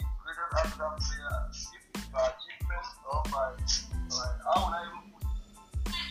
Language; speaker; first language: English; non-native, local second language; Yoruba